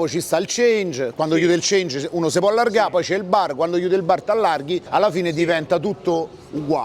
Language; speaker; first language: Italian; native; Italian